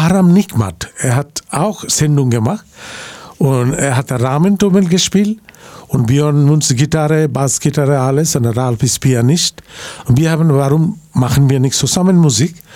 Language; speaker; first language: German; non-native, learner; Bangla